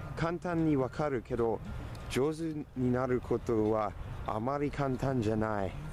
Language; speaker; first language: Japanese; non-native, learner; English